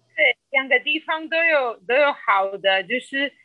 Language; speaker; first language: Chinese; non-native, fluent; Spanish